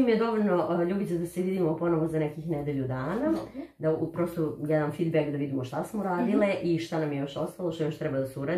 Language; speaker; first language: Serbian; native; Serbian